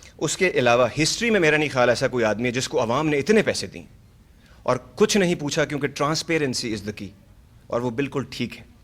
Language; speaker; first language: Urdu; non-native, local second language; Pashto